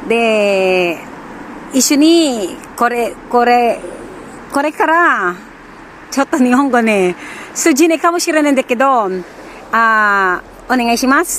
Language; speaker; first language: Japanese; non-native, learner; Filipino